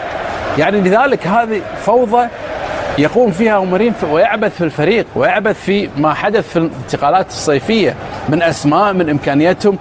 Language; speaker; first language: Arabic; native; Arabic